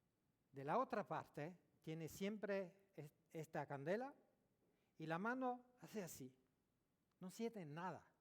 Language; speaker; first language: Spanish; non-native, learner; French